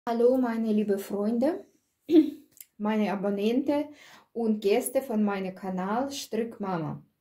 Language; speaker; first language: German; non-native, learner; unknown